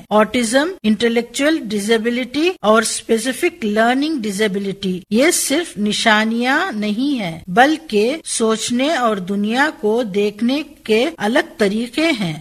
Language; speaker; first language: Urdu; native; Urdu